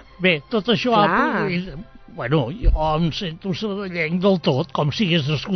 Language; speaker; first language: Catalan; native; Catalan